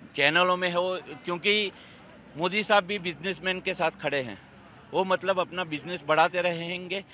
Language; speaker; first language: Hindi; non-native, local second language; Gujarati